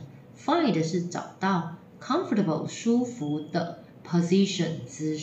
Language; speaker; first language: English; non-native, fluent; Chinese